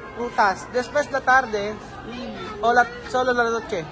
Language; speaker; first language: Spanish; non-native, learner; Filipino